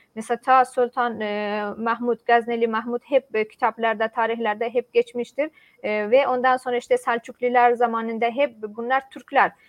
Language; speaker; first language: Turkish; non-native, fluent; Persian